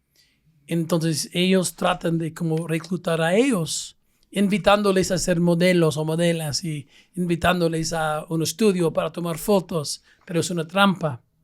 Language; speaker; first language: Spanish; non-native, fluent; English